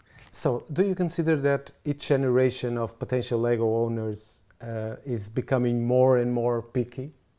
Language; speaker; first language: English; non-native, fluent; Portuguese